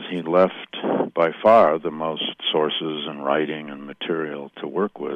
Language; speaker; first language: English; native; English